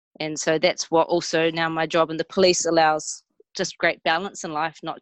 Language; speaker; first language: English; native; English